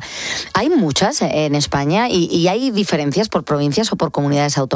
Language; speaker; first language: Spanish; native; Spanish